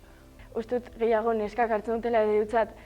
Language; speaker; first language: Basque; non-native, local second language; Spanish